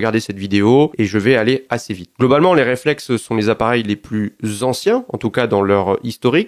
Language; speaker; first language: French; native; French